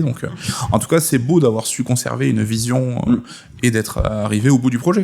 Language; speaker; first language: French; native; French